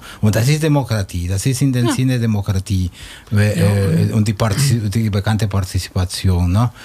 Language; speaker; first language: German; non-native, fluent; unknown